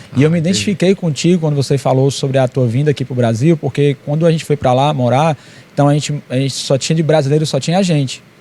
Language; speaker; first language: Portuguese; native; Portuguese